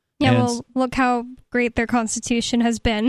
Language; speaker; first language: English; native; English